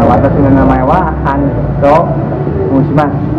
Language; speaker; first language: Japanese; non-native, learner; Indonesian